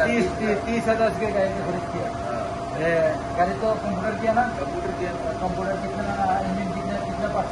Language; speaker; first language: Hindi; non-native, learner; Bangla